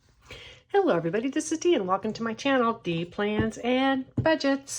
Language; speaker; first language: English; native; English